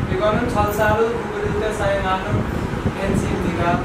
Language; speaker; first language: Korean; non-native, learner; Nepali